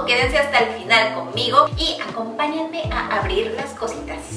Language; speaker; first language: Spanish; non-native, fluent; Korean